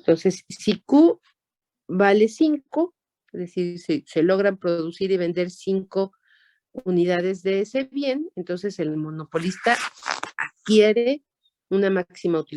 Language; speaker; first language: Spanish; native; Spanish